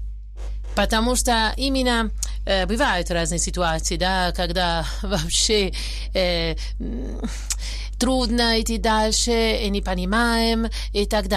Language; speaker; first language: Russian; non-native, fluent; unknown